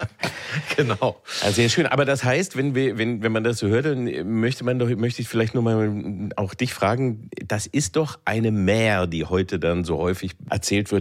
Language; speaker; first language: German; native; German